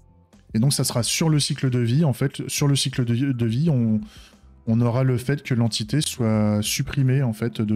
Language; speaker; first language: French; native; French